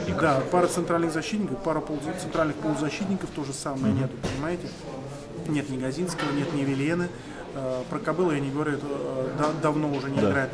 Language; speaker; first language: Russian; native; Russian